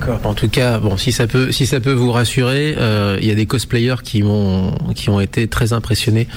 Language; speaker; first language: French; native; French